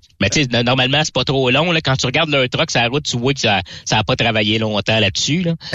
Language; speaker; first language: French; native; French